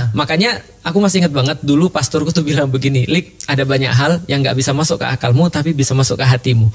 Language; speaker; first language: Indonesian; native; Indonesian